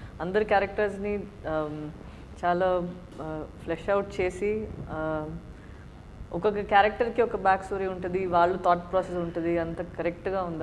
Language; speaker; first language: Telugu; non-native, local second language; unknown